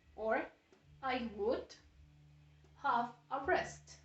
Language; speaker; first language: English; non-native, fluent; Spanish